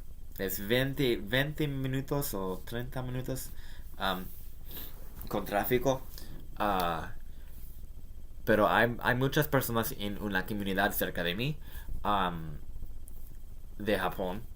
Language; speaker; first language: Spanish; non-native, learner; English